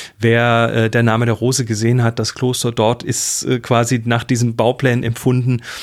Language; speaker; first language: German; native; German